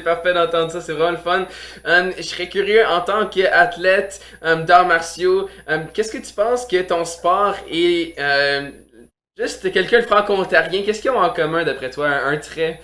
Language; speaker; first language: French; native; French